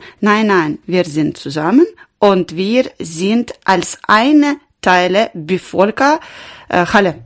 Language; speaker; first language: German; non-native, learner; Ukrainian